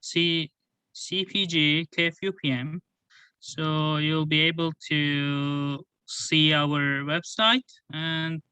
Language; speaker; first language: English; non-native, fluent; Azerbaijani